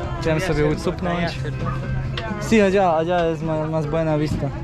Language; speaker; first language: Spanish; non-native, learner; Polish